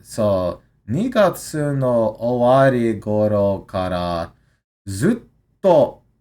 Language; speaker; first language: Japanese; non-native, learner; English